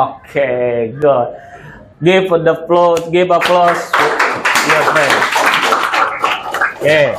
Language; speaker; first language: English; non-native, learner; Indonesian